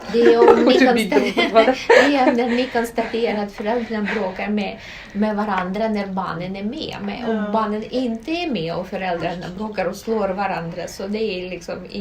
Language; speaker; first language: Swedish; non-native, local second language; Russian